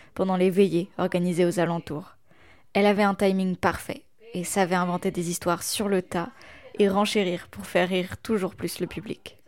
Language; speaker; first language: French; non-native, local second language; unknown